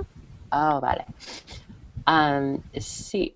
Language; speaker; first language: Spanish; non-native, learner; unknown